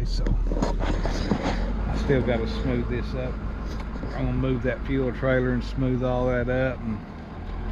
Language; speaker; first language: English; native; English